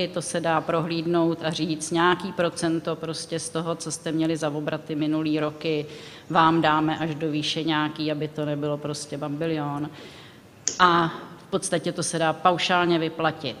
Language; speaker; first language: Czech; native; Czech